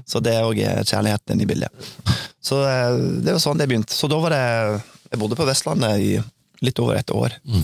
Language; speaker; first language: Norwegian; non-native, fluent; English